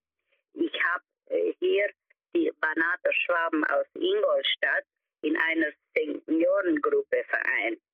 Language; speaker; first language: German; early bilingual, heritage; German